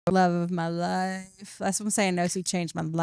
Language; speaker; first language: English; native; English